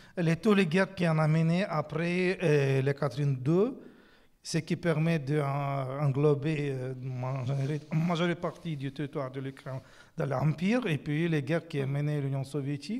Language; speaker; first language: French; non-native, fluent; Ukrainian